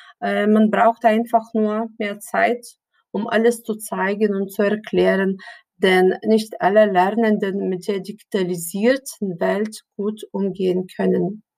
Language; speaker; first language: German; non-native, fluent; Lithuanian